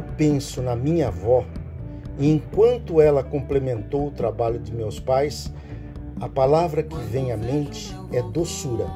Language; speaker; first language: Portuguese; native; Portuguese